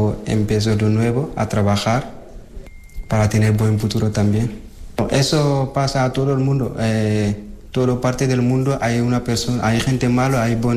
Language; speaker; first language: Spanish; non-native, learner; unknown